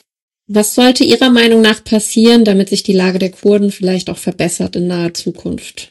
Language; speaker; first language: German; native; German